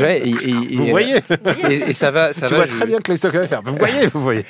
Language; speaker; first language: French; native; French